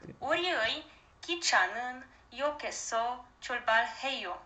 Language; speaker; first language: Korean; non-native, learner; Romanian